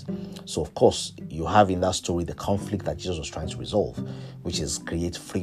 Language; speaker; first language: English; non-native, local second language; Yoruba